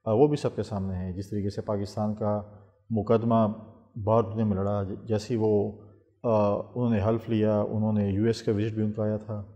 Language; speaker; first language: Urdu; non-native, local second language; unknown